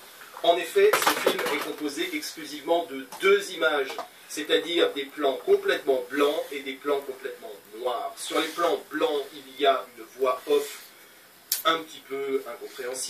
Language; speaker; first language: French; native; French